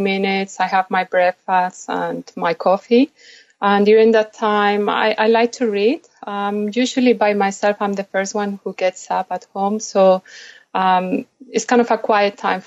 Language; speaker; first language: English; non-native, fluent; Spanish